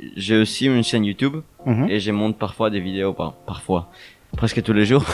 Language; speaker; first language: French; early bilingual, other home language; Spanish